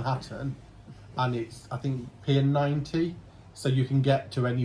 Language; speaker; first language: English; native; English